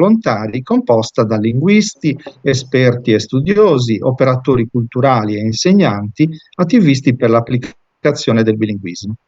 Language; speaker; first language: Italian; native; Italian